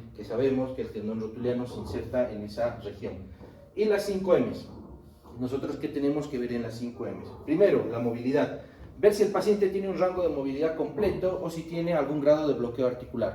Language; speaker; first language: Spanish; native; Spanish